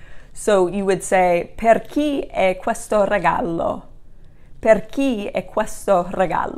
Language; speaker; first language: Italian; non-native, fluent; English